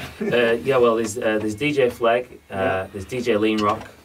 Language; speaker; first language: English; native; English